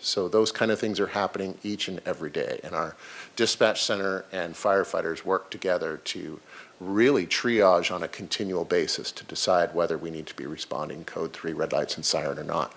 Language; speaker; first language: English; native; English